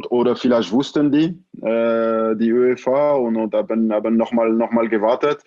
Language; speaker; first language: German; non-native, fluent; French